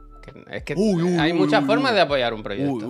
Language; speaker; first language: Spanish; native; Spanish